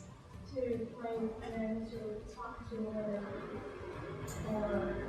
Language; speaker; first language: English; non-native, learner; Chinese